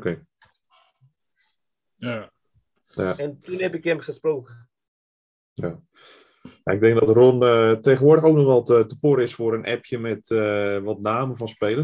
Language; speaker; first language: Dutch; native; Dutch